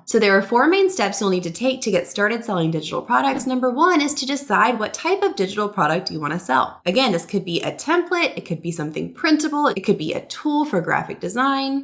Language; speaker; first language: English; native; English